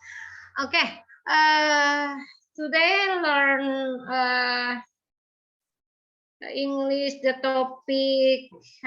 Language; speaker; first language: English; non-native, learner; Indonesian